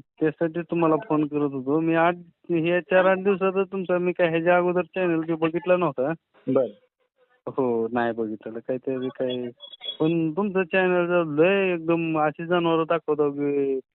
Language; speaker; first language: Marathi; native; Marathi